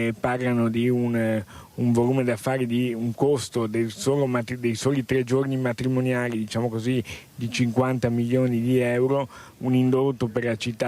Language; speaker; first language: Italian; native; Italian